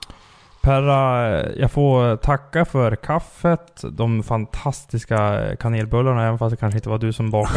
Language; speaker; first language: Swedish; native; Swedish